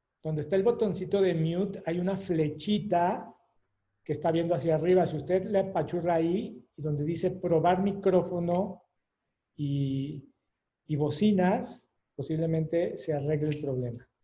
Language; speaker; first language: Spanish; native; Spanish